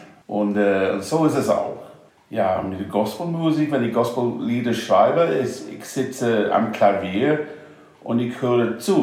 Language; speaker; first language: German; non-native, fluent; English